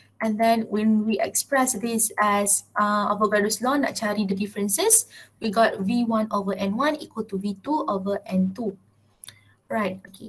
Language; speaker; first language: English; non-native, local second language; Malay